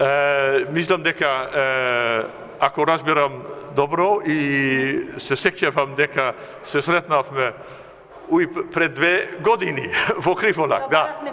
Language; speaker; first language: Macedonian; non-native, fluent; Dutch